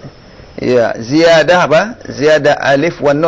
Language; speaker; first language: Arabic; non-native, fluent; Indonesian